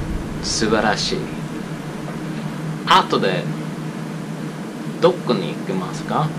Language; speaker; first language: Japanese; non-native, learner; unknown